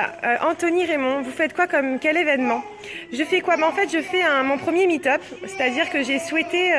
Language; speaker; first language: French; native; French